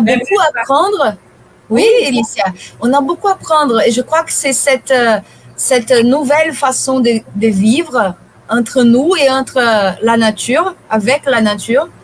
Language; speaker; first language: French; non-native, fluent; Portuguese